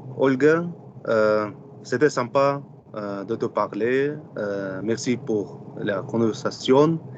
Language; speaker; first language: French; non-native, learner; Russian